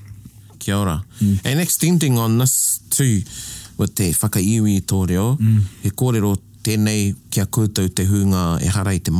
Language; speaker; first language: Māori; non-native, local second language; English